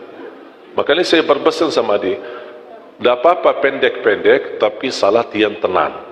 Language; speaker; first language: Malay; non-native, fluent; Arabic